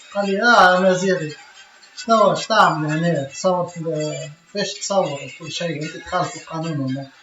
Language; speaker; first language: Arabic; native; Arabic